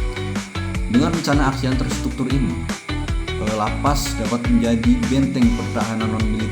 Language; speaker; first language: Indonesian; native; Indonesian